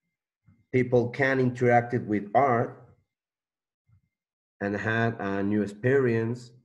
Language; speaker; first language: English; non-native, learner; Spanish